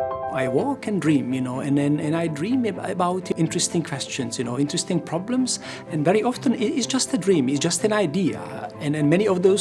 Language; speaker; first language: English; non-native, fluent; Czech